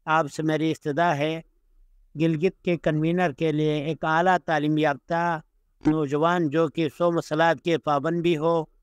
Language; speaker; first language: Urdu; non-native, local second language; Shina